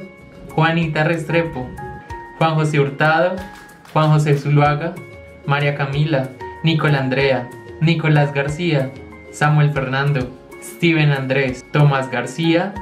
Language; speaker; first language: Spanish; native; Spanish